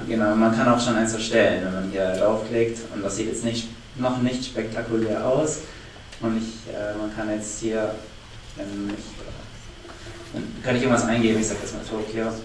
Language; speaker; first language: German; native; German